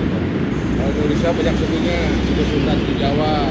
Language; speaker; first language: Indonesian; non-native, learner; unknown